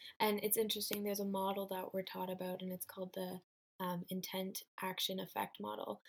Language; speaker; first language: English; native; English